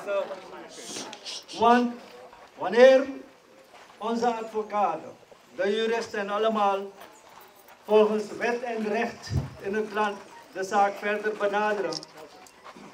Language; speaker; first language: Dutch; native; Dutch